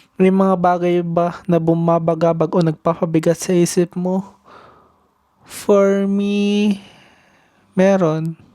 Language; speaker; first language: Filipino; native; Filipino